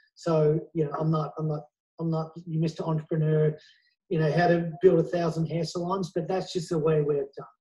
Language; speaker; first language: English; native; English